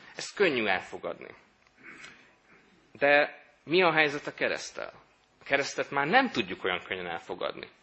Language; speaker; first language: Hungarian; native; Hungarian